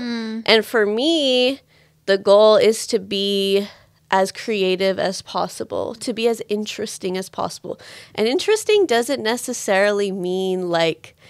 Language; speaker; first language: English; early bilingual, other home language; Spanish